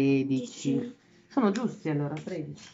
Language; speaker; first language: Italian; native; Italian